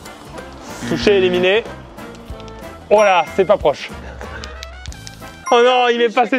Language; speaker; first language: French; native; French